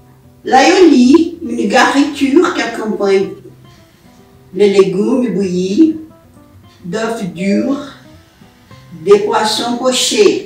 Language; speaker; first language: French; non-native, learner; Portuguese